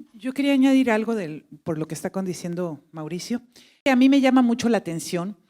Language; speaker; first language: Spanish; native; Spanish